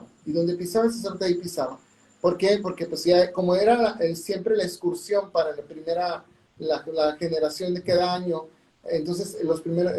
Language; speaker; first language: Spanish; native; Spanish